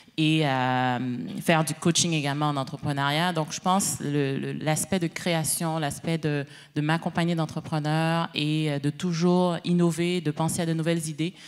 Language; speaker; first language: French; native; French